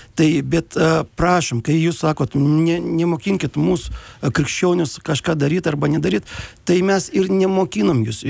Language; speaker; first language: Lithuanian; non-native, local second language; Russian